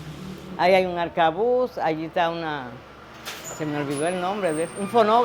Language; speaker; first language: Spanish; native; Spanish